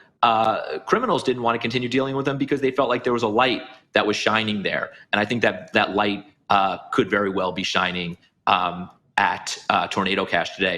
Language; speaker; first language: English; native; English